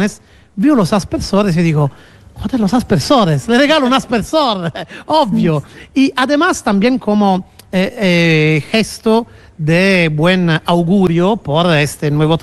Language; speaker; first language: Spanish; non-native, fluent; Italian